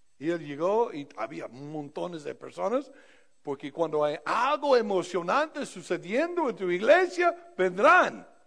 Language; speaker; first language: Spanish; non-native, fluent; English